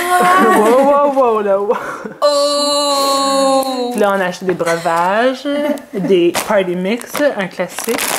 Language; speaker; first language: French; native; French